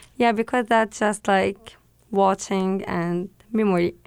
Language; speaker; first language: English; non-native, learner; Arabic